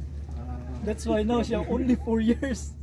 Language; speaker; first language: English; non-native, learner; Cebuano